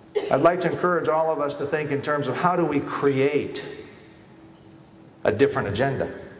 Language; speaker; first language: English; early bilingual, other home language; Spanish